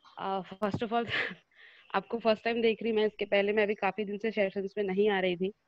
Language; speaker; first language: Hindi; native; Hindi